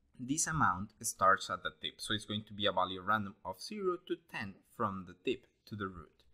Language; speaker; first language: English; non-native, fluent; Spanish